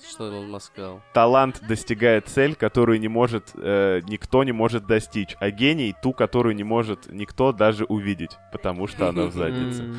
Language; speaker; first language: Russian; native; Russian